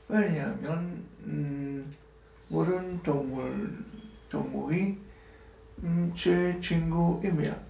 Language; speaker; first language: Korean; non-native, learner; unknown